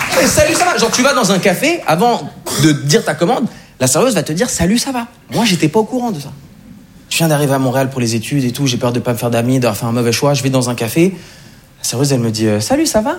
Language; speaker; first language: French; native; French